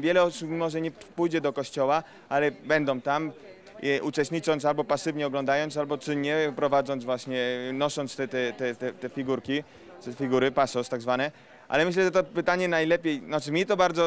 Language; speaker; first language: Polish; early bilingual, heritage; Polish